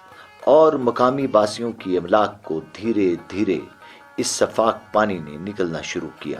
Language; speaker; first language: Urdu; native; Urdu